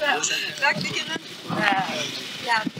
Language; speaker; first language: Persian; non-native, learner; Finnish